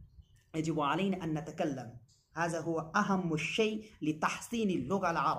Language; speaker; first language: Arabic; non-native, learner; Bangla